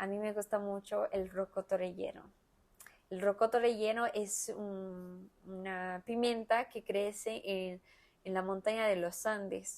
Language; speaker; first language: Spanish; non-native, fluent; Portuguese